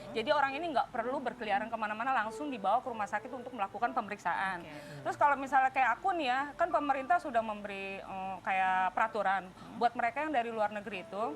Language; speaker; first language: Indonesian; non-native, fluent; Korean